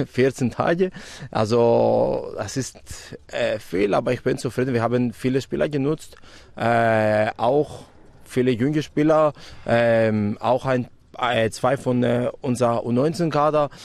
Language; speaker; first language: German; non-native, fluent; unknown